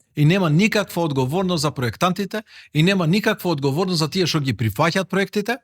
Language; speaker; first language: Macedonian; non-native, local second language; Albanian